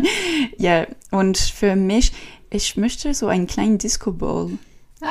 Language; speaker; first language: German; non-native, learner; French